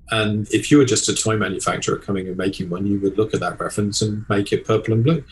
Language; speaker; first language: English; native; English